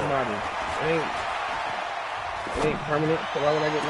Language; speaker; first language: English; native; English